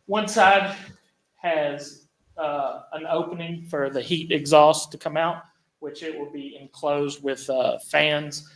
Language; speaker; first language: English; native; English